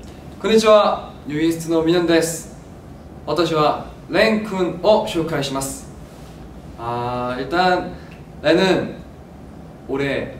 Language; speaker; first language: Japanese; non-native, learner; Korean